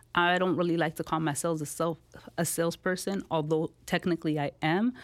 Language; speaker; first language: English; native; English